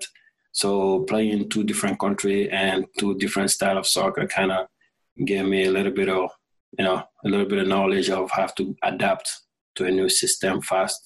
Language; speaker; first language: English; non-native, fluent; French